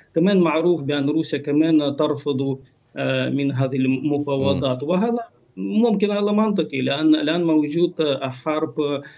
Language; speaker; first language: Arabic; non-native, learner; Ukrainian